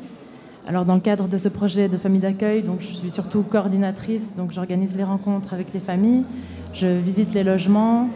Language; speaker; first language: French; native; French